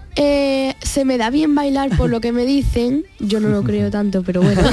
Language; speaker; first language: Spanish; native; Spanish